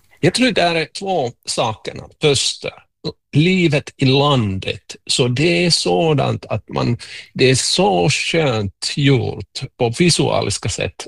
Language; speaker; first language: Swedish; non-native, local second language; Finnish